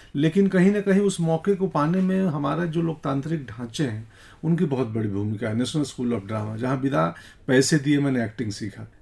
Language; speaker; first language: Hindi; native; Hindi